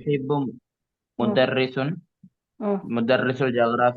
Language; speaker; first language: Arabic; non-native, learner; Tamil